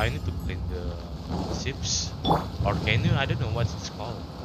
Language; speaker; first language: English; non-native, learner; Indonesian